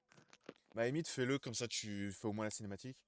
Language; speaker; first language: French; native; French